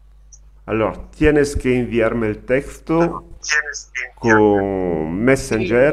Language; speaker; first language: Spanish; non-native, learner; Italian